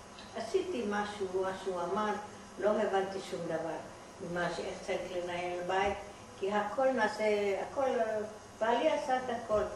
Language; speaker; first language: Hebrew; non-native, fluent; German